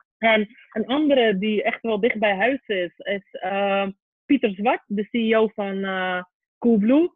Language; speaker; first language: Dutch; early bilingual, other home language; Persian